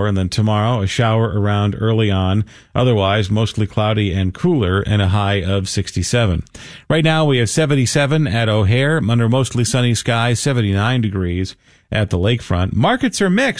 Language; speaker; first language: English; native; English